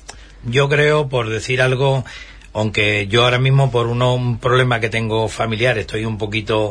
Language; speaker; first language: Spanish; native; Spanish